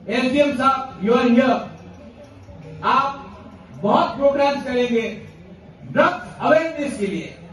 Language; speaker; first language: Hindi; non-native, local second language; Kok Borok